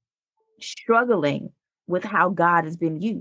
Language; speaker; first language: English; native; English